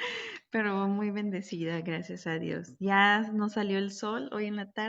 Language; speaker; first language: Spanish; native; Spanish